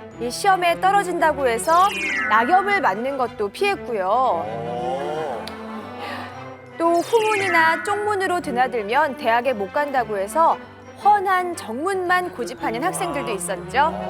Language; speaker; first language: Korean; native; Korean